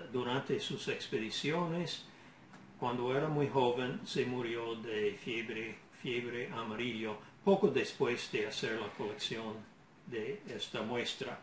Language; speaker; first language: Spanish; non-native, fluent; English